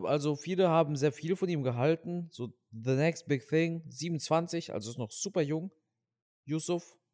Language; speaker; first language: German; native; German